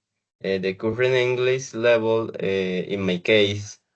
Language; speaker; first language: English; non-native, learner; Spanish